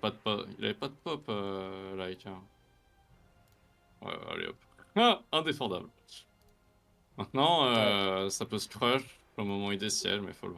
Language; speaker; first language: French; native; French